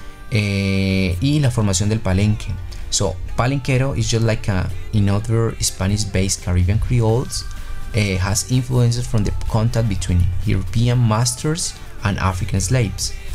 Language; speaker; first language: English; non-native, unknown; Spanish